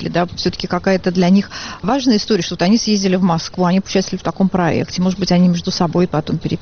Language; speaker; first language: Russian; native; Russian